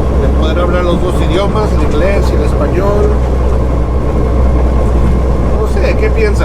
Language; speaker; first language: Spanish; early bilingual, heritage; Spanish